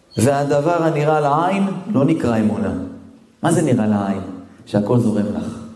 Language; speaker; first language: Hebrew; native; Hebrew